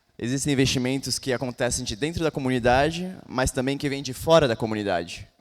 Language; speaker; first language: Portuguese; native; Portuguese